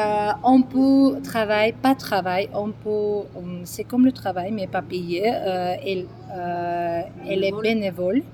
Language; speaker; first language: French; non-native, learner; Georgian